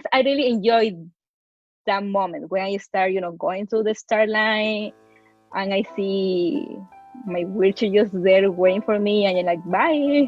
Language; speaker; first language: English; non-native, fluent; Spanish